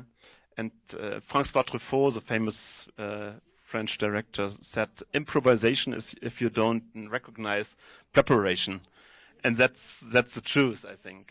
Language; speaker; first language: English; non-native, fluent; German